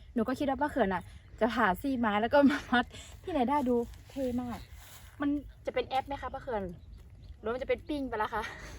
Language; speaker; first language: Thai; non-native, local second language; Western Kayah